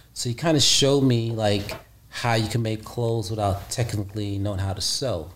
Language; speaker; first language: English; native; English